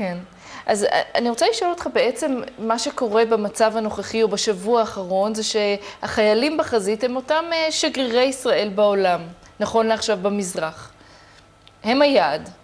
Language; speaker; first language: Hebrew; native; Hebrew